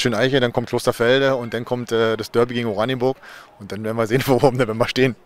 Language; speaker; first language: German; native; German